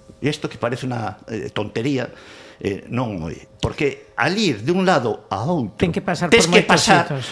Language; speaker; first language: Galician; non-native, local second language; Spanish